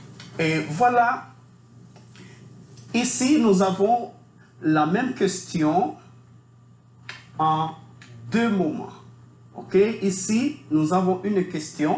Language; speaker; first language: French; non-native, fluent; Spanish